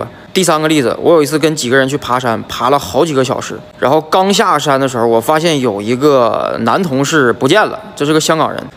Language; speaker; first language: Chinese; native; Chinese